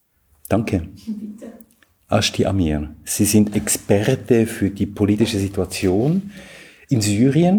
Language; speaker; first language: German; native; German